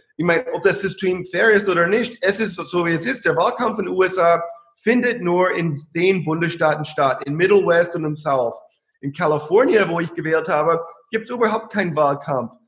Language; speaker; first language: German; non-native, fluent; English